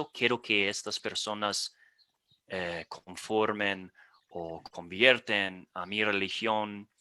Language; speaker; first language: Spanish; non-native, fluent; English